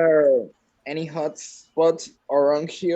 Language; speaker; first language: English; non-native, learner; Spanish